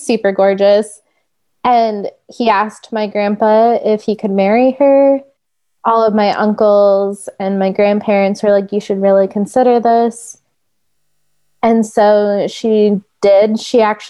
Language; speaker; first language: English; native; English